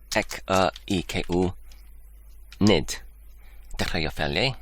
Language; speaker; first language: Welsh; non-native, learner; English